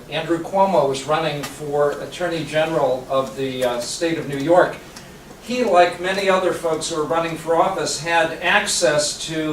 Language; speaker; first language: English; native; English